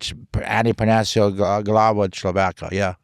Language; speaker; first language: Slovenian; early bilingual, heritage; Slovenian